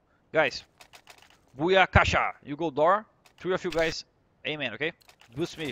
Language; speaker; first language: English; non-native, fluent; Portuguese